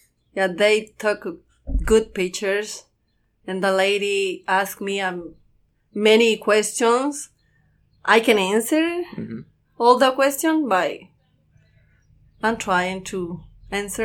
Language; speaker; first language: English; non-native, learner; Spanish